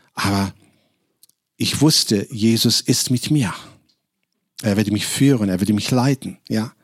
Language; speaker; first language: German; non-native, fluent; Arabic